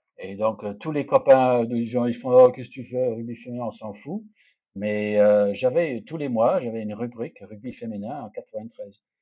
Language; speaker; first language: French; non-native, fluent; English